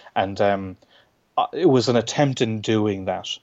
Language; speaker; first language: English; native; English